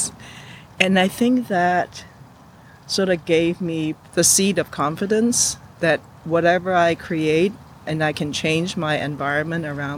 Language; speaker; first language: English; non-native, local second language; Cantonese